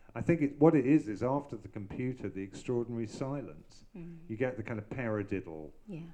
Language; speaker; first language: English; native; English